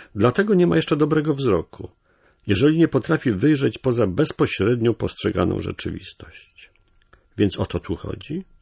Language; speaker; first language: Polish; native; Polish